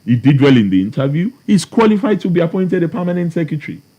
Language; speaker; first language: English; non-native, local second language; Yoruba